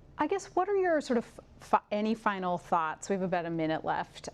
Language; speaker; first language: English; native; English